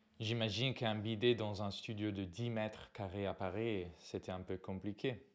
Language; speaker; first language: French; non-native, fluent; Italian